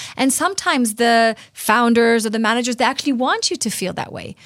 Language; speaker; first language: English; non-native, fluent; Hebrew